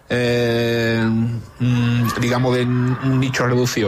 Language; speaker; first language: Spanish; native; Spanish